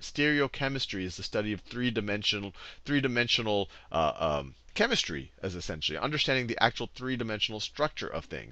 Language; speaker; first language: English; native; English